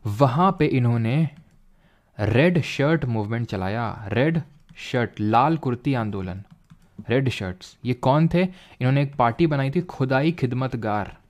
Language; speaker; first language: Hindi; native; Hindi